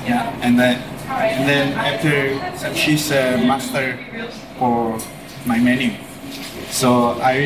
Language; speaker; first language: English; non-native, learner; Korean